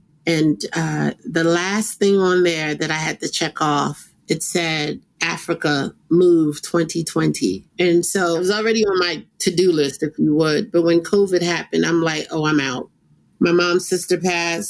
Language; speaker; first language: English; early bilingual, other home language; Krio